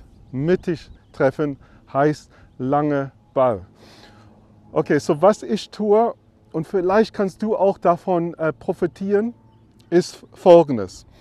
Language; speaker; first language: German; non-native, fluent; English